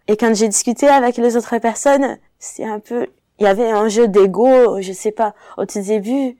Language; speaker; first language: French; non-native, fluent; Portuguese